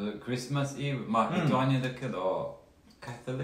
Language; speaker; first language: Japanese; non-native, fluent; Lithuanian